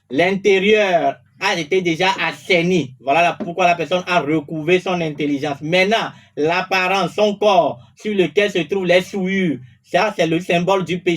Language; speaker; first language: French; non-native, local second language; Ewe